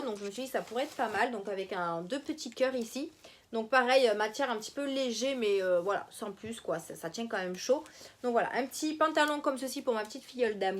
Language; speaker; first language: French; native; French